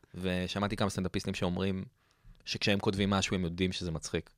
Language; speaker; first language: Hebrew; native; Hebrew